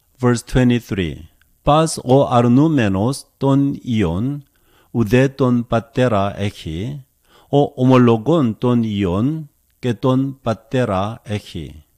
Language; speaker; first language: Greek; non-native, learner; Korean